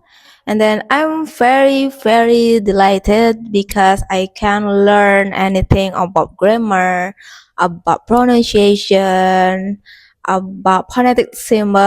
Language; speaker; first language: English; non-native, learner; Indonesian